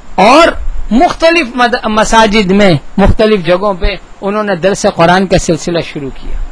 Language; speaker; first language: Urdu; native; Urdu